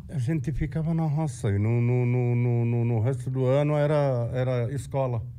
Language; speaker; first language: Portuguese; non-native, fluent; Arabic